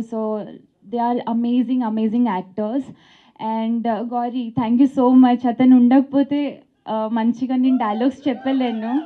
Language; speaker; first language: Telugu; non-native, learner; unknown